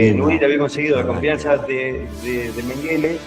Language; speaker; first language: Spanish; native; Spanish